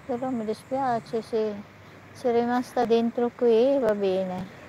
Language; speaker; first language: Italian; non-native, fluent; Filipino